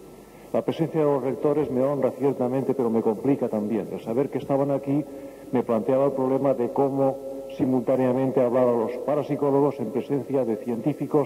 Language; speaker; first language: Spanish; native; Spanish